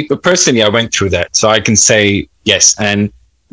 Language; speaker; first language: English; non-native, local second language; Urdu